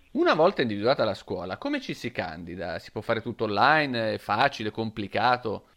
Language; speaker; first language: Italian; native; Italian